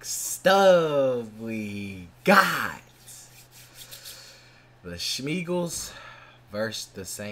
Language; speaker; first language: English; native; English